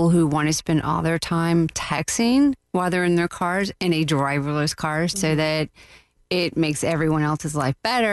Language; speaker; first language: English; native; English